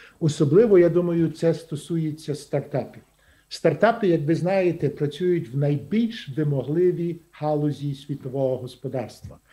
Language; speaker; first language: Ukrainian; early bilingual, heritage; Ukrainian